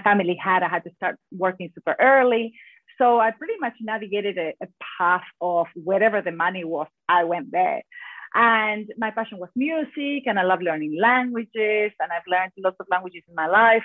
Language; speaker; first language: English; non-native, fluent; Spanish